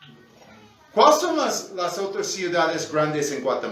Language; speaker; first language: Spanish; non-native, fluent; English